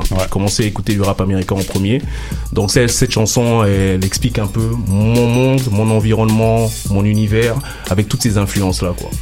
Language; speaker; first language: French; native; French